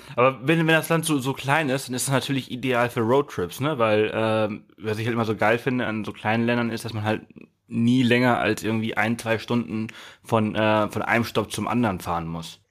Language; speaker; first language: German; native; German